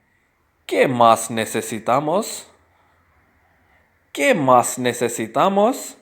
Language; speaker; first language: Spanish; non-native, fluent; Urdu